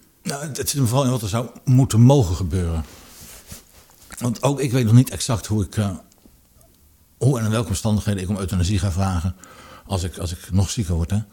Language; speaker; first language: Dutch; native; Dutch